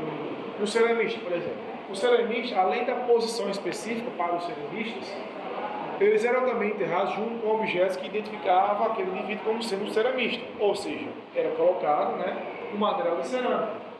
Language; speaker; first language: Portuguese; native; Portuguese